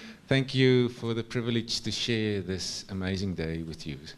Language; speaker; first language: English; non-native, local second language; Afrikaans